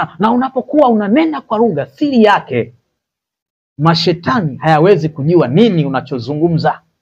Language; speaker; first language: Swahili; native; Swahili